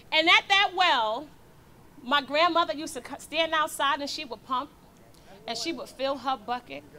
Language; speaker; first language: English; native; English